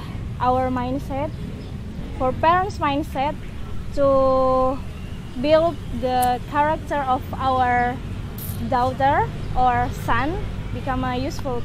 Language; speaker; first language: English; non-native, learner; Indonesian